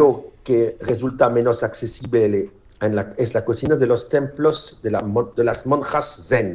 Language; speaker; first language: Spanish; non-native, fluent; French